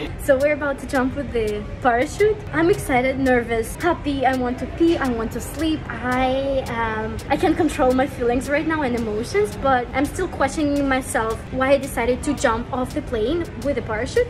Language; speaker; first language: English; non-native, fluent; Russian